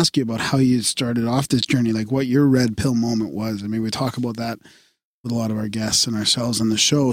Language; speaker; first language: English; native; English